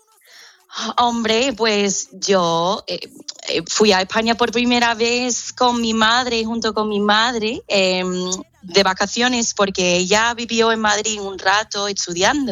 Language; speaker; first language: Spanish; non-native, fluent; English